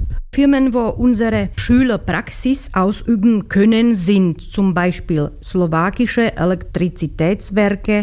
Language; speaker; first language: German; non-native, fluent; Slovak